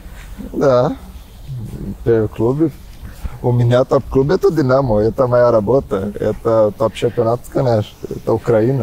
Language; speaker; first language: Russian; non-native, learner; Portuguese